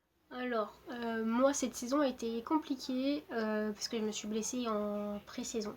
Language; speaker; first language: French; early bilingual, other home language; Portuguese